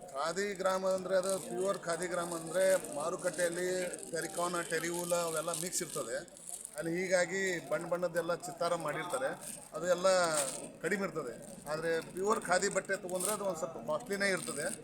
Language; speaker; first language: Kannada; native; Kannada